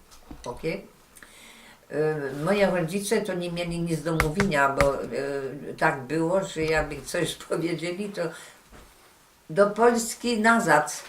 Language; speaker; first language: Polish; early bilingual, heritage; Polish